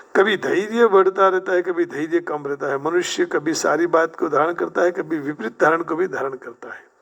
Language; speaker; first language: Hindi; non-native, local second language; Gujarati